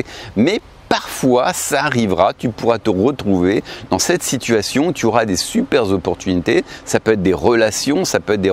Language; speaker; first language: French; native; French